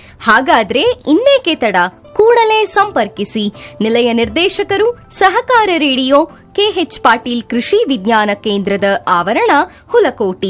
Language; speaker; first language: Kannada; native; Kannada